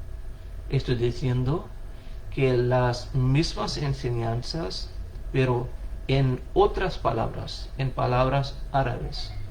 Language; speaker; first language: Spanish; non-native, fluent; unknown